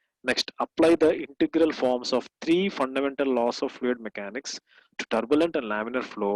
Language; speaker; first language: English; non-native, local second language; Telugu